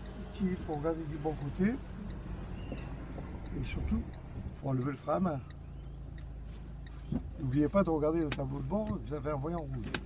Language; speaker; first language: French; native; French